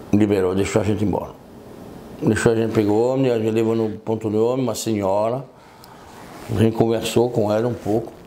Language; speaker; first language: Portuguese; non-native, fluent; French